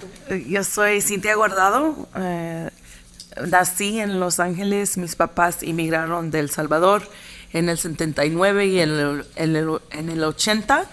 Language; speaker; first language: Spanish; early bilingual, heritage; Spanish